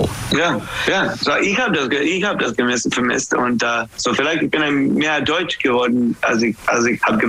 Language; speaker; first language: German; non-native, fluent; English